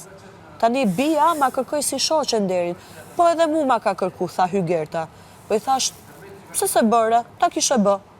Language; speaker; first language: Albanian; native; Albanian